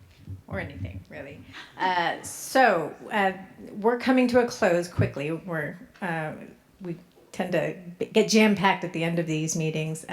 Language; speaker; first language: English; native; English